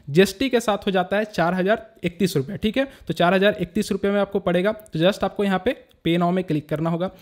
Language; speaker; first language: Hindi; native; Hindi